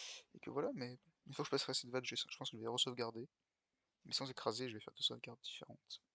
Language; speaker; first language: French; native; French